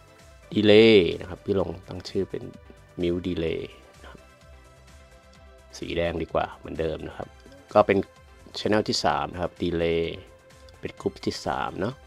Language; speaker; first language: Thai; native; Thai